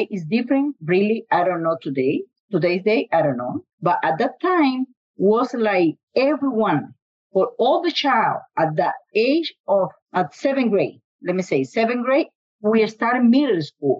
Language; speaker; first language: English; non-native, learner; Spanish